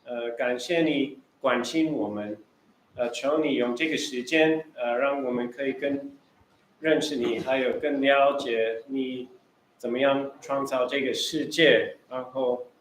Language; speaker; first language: Chinese; early bilingual, heritage; Chinese